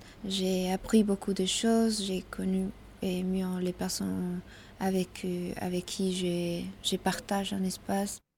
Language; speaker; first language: French; non-native, fluent; Spanish